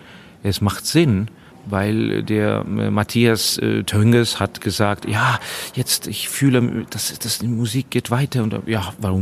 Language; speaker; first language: German; non-native, fluent; Estonian